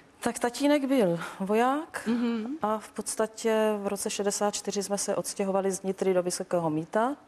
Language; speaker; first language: Czech; non-native, local second language; Slovak